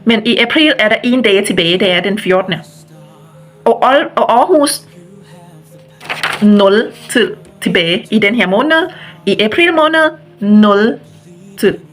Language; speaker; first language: Danish; non-native, fluent; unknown